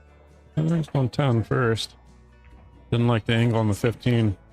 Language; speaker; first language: English; native; English